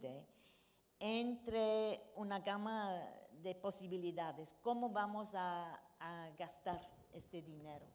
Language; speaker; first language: Spanish; non-native, fluent; English